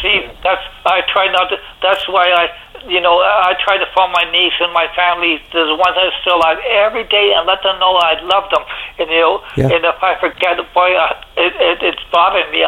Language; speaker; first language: English; native; English